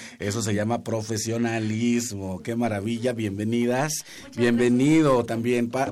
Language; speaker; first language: Spanish; non-native, local second language; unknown